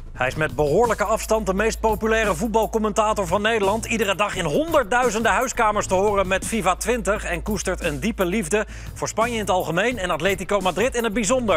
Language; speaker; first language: Dutch; native; Dutch